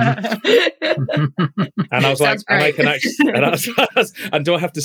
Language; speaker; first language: English; native; English